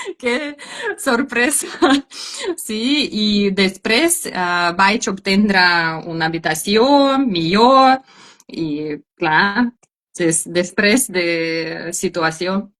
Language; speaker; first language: Catalan; non-native, learner; Russian